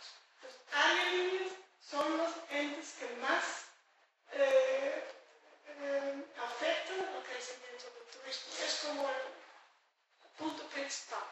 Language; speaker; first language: Spanish; non-native, fluent; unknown